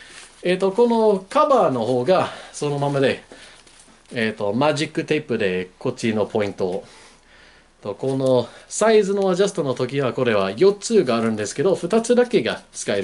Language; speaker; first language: Japanese; non-native, learner; English